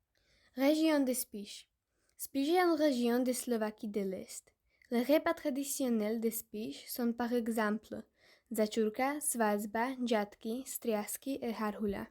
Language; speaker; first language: French; non-native, learner; Slovak